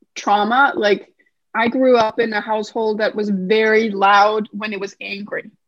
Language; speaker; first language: English; non-native, fluent; Danish